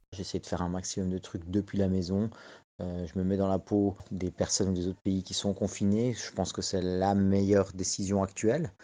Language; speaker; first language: French; native; French